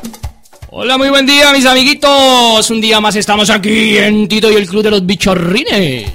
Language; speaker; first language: Spanish; native; Spanish